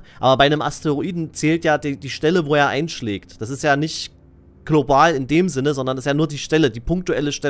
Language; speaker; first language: German; native; German